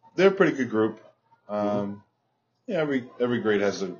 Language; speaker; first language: English; native; English